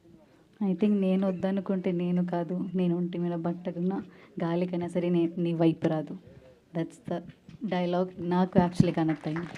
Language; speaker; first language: Telugu; non-native, learner; Malayalam